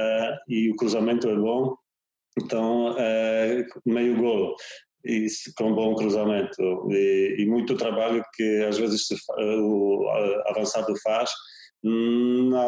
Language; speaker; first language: Portuguese; non-native, fluent; Polish